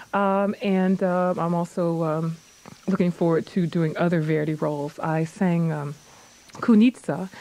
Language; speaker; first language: English; native; English